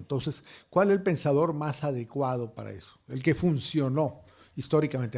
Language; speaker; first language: Spanish; native; Spanish